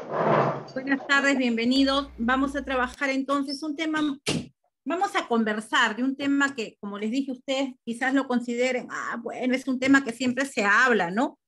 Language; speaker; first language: Spanish; native; Spanish